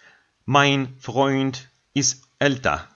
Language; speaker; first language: German; non-native, fluent; Macedonian